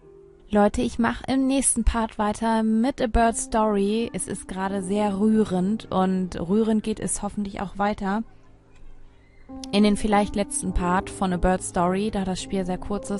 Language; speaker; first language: German; native; German